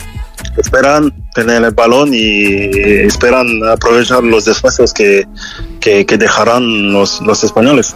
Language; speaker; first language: Spanish; non-native, fluent; French